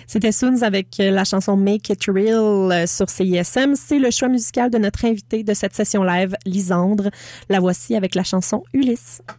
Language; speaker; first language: French; native; French